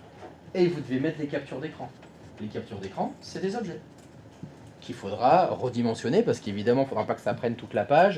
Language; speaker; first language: French; native; French